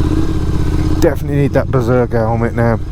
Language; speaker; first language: English; native; English